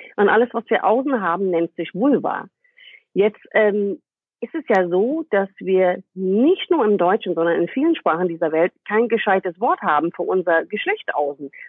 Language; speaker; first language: German; non-native, fluent; English